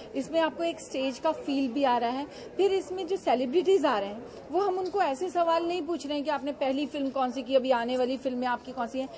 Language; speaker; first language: Hindi; non-native, local second language; Punjabi